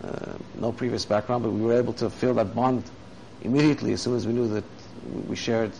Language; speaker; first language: English; native; English